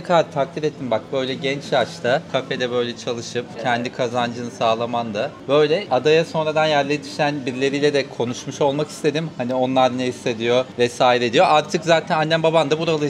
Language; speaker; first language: Turkish; native; Turkish